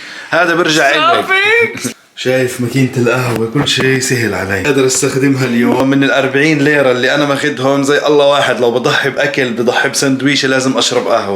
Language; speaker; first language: Arabic; native; Arabic